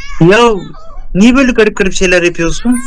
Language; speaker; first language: Turkish; native; Turkish